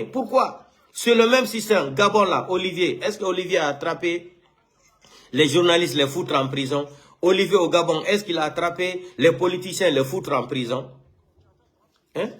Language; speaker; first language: French; non-native, local second language; Fula